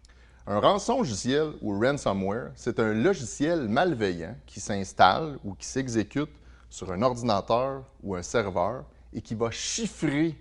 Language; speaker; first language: French; native; French